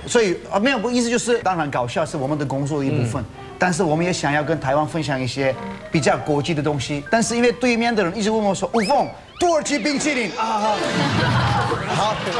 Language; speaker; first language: Chinese; non-native, fluent; Turkish